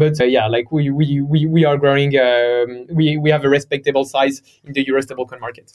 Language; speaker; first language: English; non-native, fluent; French